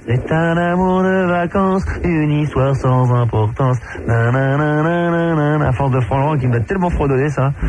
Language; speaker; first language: French; native; French